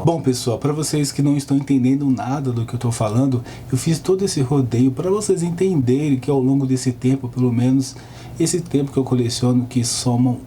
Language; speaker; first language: Portuguese; native; Portuguese